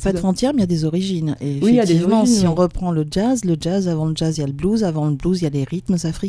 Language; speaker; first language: French; native; French